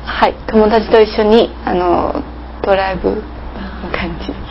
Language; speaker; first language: Japanese; non-native, learner; English